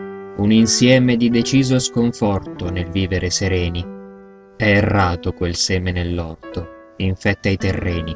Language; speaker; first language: Italian; native; Italian